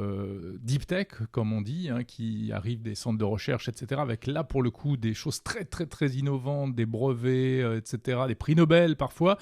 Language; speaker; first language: French; native; French